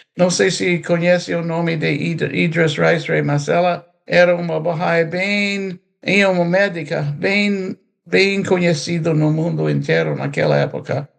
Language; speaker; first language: Portuguese; non-native, fluent; English